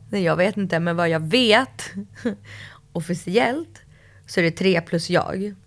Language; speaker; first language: Swedish; early bilingual, other home language; Russian